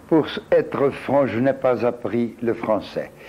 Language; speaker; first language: French; non-native, fluent; Portuguese